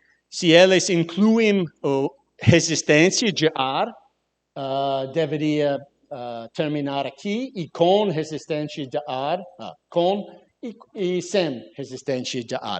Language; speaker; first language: Portuguese; non-native, learner; English